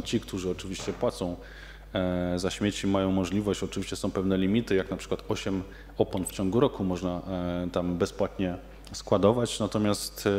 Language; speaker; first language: Polish; native; Polish